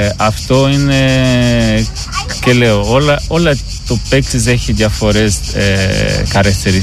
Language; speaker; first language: Greek; non-native, learner; Portuguese